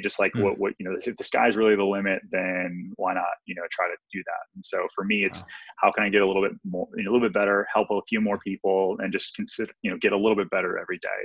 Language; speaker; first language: English; native; English